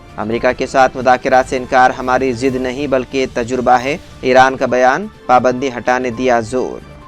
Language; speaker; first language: Urdu; native; Urdu